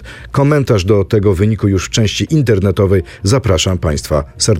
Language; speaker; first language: Polish; native; Polish